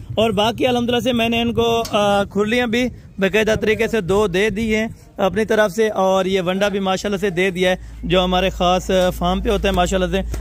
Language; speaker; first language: Urdu; non-native, local second language; Saraiki